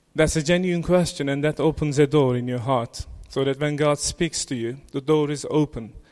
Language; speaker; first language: English; non-native, fluent; Turkish